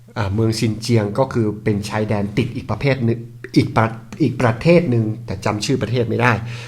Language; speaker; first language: Thai; native; Thai